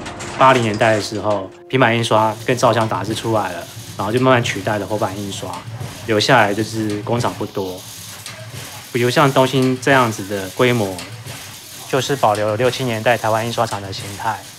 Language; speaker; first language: Chinese; native; Chinese